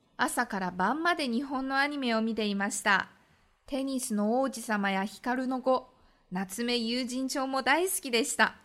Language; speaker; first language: Japanese; non-native, fluent; Chinese